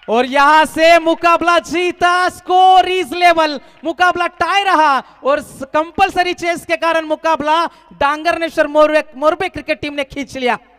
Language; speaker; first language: Hindi; non-native, local second language; Marathi